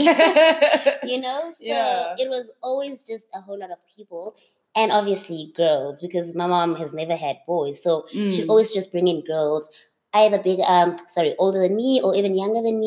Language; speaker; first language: English; non-native, local second language; Zulu